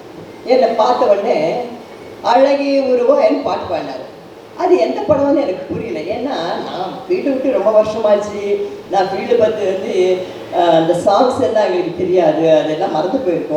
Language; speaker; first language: Tamil; non-native, local second language; Telugu